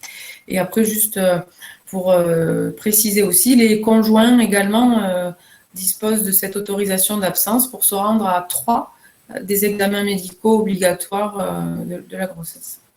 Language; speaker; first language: French; native; French